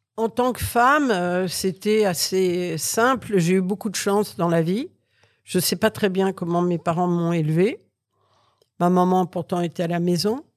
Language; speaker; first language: French; early bilingual, other home language; Catalan